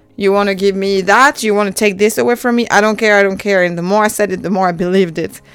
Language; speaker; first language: English; non-native, fluent; French